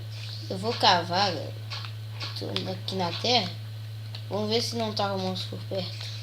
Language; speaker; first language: Portuguese; native; Portuguese